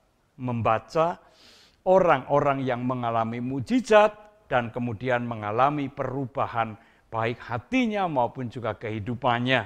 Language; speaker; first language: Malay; non-native, local second language; Indonesian